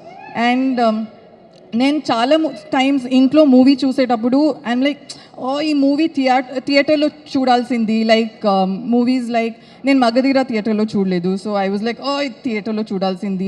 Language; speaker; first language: Telugu; non-native, fluent; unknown